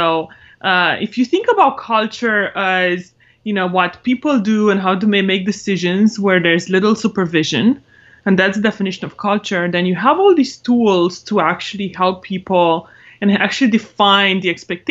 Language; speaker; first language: English; non-native, fluent; Romanian